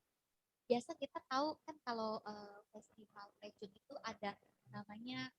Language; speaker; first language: Indonesian; native; Indonesian